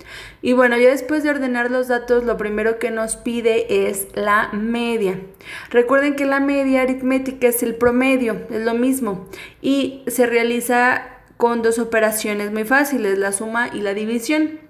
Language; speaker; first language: Spanish; native; Spanish